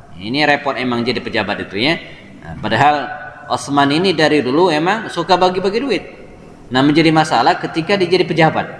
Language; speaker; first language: Indonesian; native; Indonesian